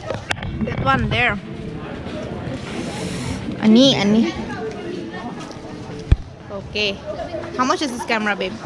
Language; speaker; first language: English; non-native, local second language; Hindi